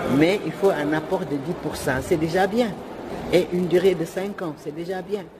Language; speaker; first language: French; non-native, local second language; Wolof